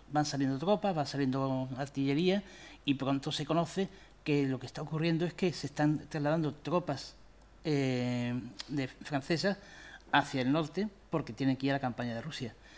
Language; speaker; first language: Spanish; native; Spanish